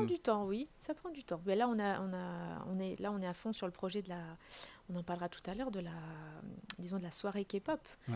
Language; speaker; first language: French; native; French